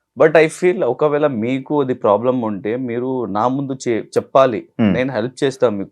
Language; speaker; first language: Telugu; non-native, local second language; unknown